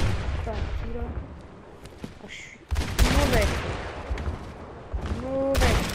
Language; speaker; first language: French; native; French